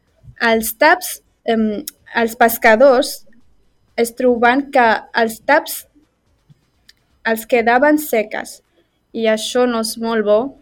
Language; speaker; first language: Catalan; non-native, learner; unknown